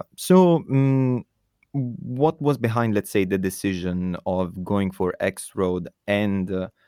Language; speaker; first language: English; non-native, fluent; Italian